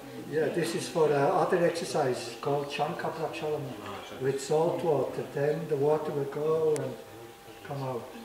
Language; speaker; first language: English; non-native, learner; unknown